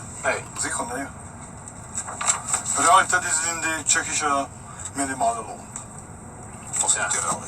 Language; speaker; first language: German; non-native, learner; Czech